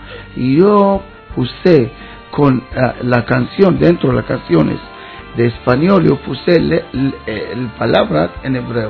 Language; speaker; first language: Spanish; non-native, learner; Hebrew